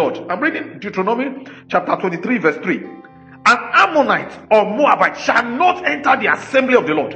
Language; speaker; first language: English; non-native, local second language; Yoruba